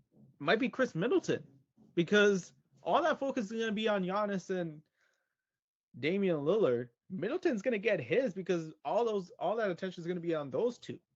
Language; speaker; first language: English; native; English